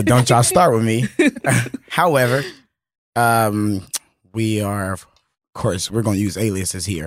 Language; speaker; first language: English; native; English